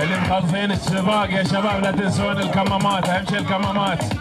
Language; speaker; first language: Arabic; native; Arabic